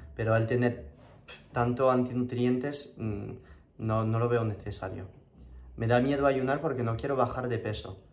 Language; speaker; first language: Spanish; non-native, fluent; French